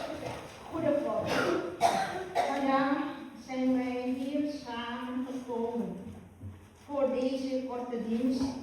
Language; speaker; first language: Dutch; early bilingual, other home language; Malay